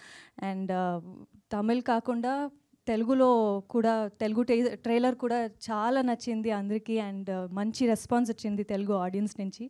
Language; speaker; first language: Telugu; non-native, fluent; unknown